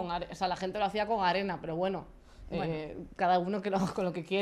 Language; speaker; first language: Spanish; native; Spanish